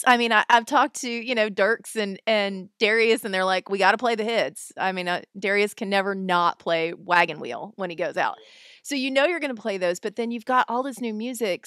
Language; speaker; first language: English; native; English